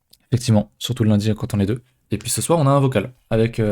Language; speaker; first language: French; native; French